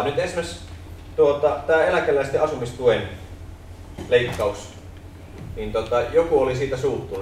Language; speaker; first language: Finnish; native; Finnish